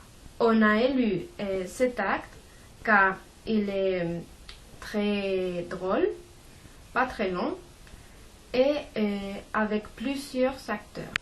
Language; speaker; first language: French; non-native, learner; Spanish